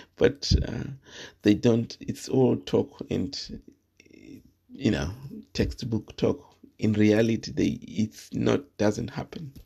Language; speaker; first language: English; non-native, local second language; Shona